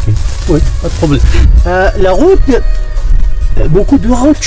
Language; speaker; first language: French; non-native, learner; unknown